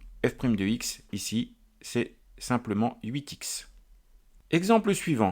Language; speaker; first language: French; native; French